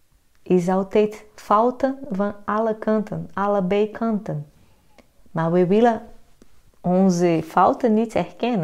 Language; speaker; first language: Dutch; non-native, fluent; Portuguese